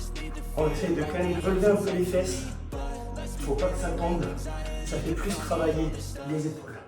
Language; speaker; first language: French; native; French